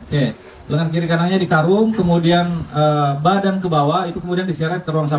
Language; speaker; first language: Indonesian; native; Indonesian